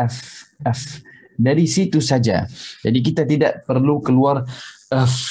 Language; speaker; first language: Malay; non-native, fluent; Arabic